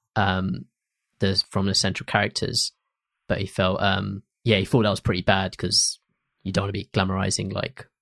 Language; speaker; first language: English; early bilingual, other home language; Hindi